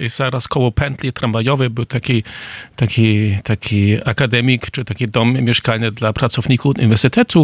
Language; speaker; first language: Polish; non-native, fluent; German